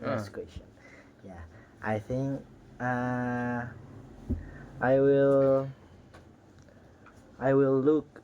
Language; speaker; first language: English; non-native, learner; Indonesian